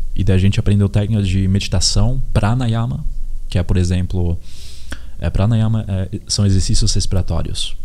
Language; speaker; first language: Portuguese; early bilingual, heritage; Portuguese